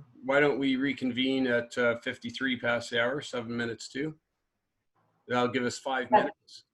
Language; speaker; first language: English; native; English